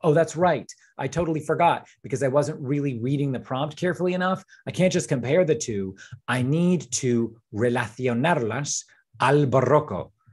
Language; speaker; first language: English; native; English